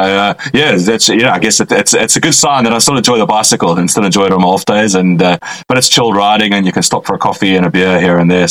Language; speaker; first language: English; native; English